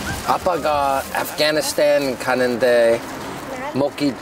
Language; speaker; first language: Korean; non-native, fluent; English